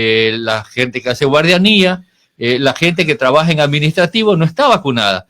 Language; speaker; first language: Spanish; native; Spanish